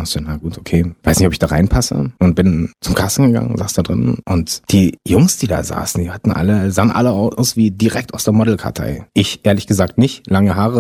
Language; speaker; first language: German; non-native, local second language; French